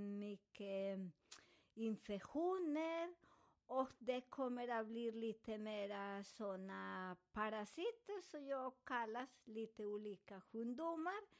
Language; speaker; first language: Swedish; non-native, fluent; Spanish